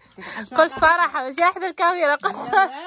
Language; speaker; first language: Arabic; native; Arabic